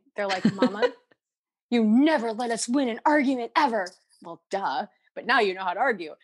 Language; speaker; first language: English; native; English